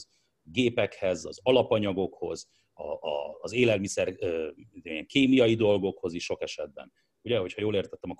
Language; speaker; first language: Hungarian; native; Hungarian